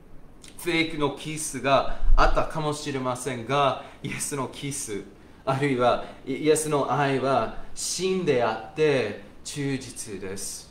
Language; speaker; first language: Japanese; non-native, fluent; English